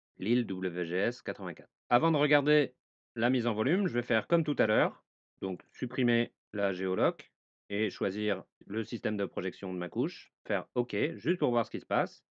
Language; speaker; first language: French; native; French